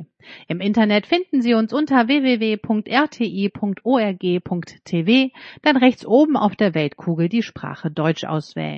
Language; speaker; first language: German; native; German